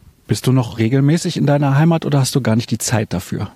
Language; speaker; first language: German; native; German